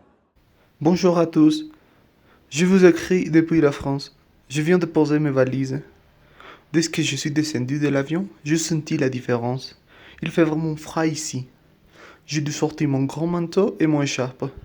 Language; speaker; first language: French; non-native, learner; Spanish